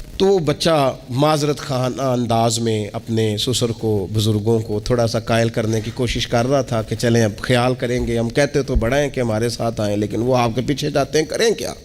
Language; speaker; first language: Urdu; non-native, local second language; Punjabi